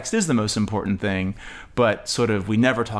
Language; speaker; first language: English; native; English